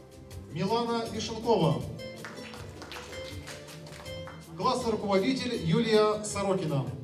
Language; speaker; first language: Russian; native; Russian